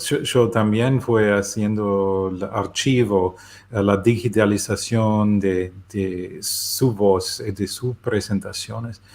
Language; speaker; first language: Spanish; non-native, learner; German